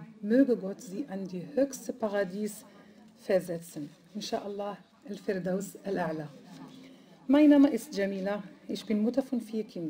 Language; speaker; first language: German; non-native, fluent; Arabic